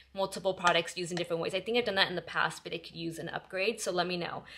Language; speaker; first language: English; early bilingual, other home language; Spanish